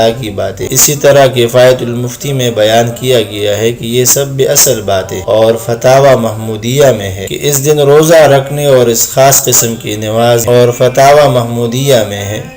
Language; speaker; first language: Urdu; non-native, local second language; Pashto